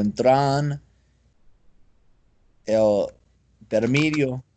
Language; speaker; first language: Spanish; non-native, learner; English